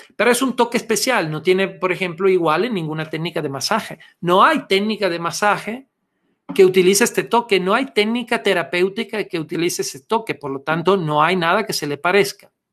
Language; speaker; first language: Spanish; non-native, fluent; Italian